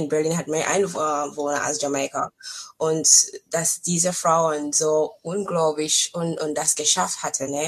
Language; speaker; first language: German; non-native, fluent; English